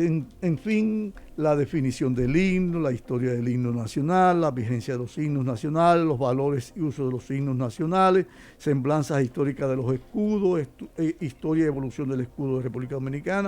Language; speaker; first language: Spanish; native; Spanish